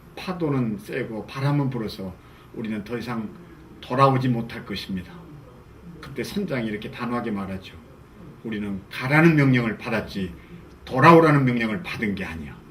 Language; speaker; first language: Korean; native; Korean